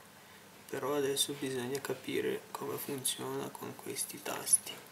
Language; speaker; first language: Italian; non-native, fluent; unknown